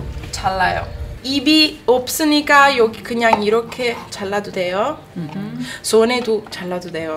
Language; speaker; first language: Korean; non-native, learner; Italian